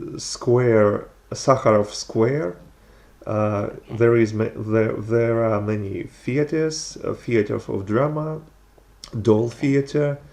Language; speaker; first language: English; non-native, learner; Russian